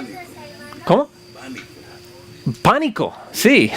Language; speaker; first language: Spanish; non-native, fluent; English